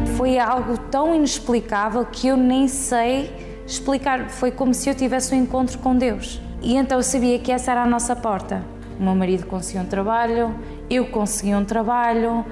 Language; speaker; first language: Portuguese; early bilingual, heritage; Portuguese